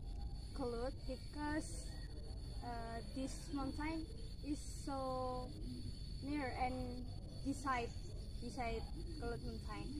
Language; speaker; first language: English; non-native, learner; Indonesian